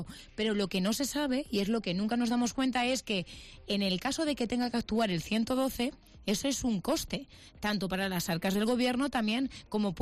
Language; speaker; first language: Spanish; native; Spanish